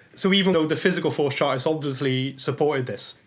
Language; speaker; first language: English; native; English